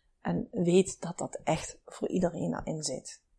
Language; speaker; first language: Dutch; native; Dutch